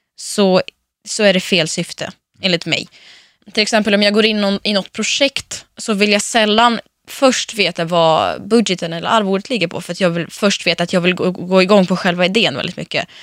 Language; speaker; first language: Swedish; early bilingual, other home language; Russian